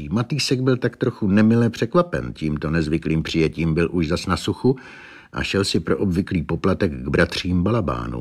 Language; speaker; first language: Czech; native; Czech